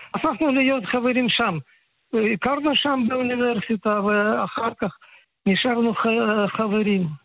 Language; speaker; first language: Hebrew; non-native, fluent; Russian